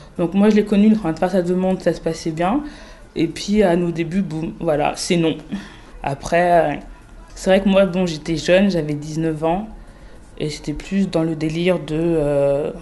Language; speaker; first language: French; native; French